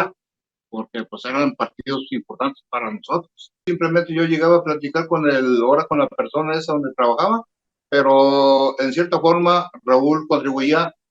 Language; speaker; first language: Spanish; native; Spanish